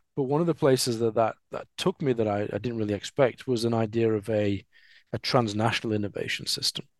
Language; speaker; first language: English; native; English